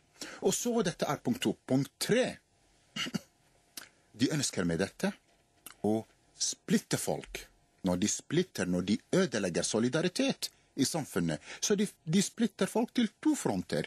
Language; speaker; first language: Norwegian; non-native, fluent; Arabic